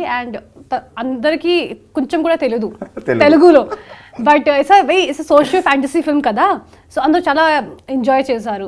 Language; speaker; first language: Telugu; non-native, fluent; Hindi